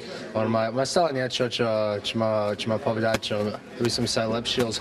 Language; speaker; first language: Slovak; early bilingual, heritage; English